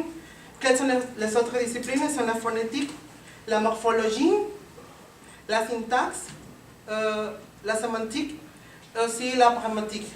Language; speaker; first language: French; non-native, learner; Spanish